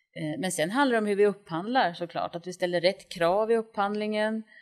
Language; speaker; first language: Swedish; native; Swedish